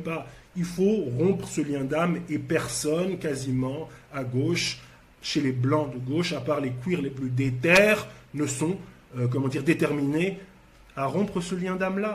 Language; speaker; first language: French; native; French